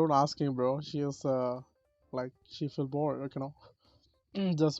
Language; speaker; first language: English; non-native, learner; Bangla